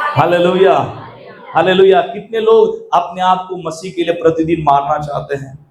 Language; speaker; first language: Hindi; non-native, local second language; Marathi